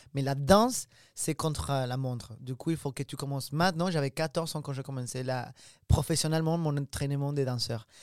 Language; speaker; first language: French; non-native, fluent; Spanish